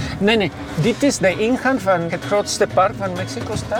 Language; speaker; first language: Dutch; non-native, fluent; Spanish